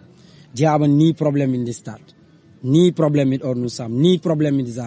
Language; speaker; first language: German; non-native, learner; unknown